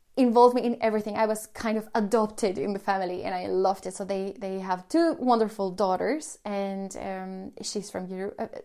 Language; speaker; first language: English; non-native, fluent; Spanish